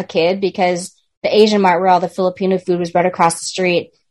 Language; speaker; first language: English; native; English